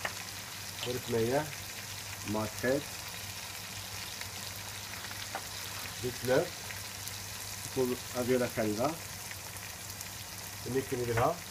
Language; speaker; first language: Swedish; non-native, fluent; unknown